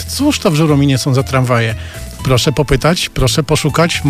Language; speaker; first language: Polish; native; Polish